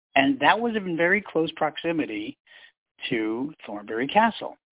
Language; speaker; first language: English; native; English